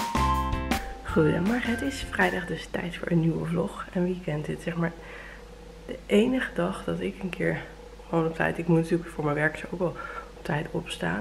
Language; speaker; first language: Dutch; native; Dutch